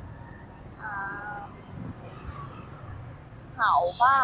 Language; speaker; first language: Chinese; non-native, learner; Vietnamese